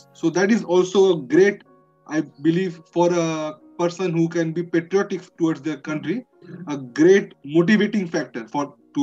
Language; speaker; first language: English; non-native, local second language; Bangla